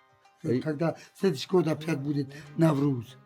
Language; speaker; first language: Russian; non-native, learner; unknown